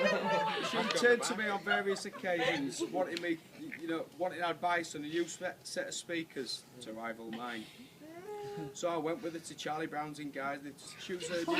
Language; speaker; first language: English; native; English